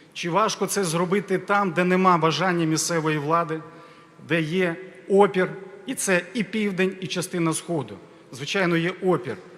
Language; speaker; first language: Ukrainian; native; Ukrainian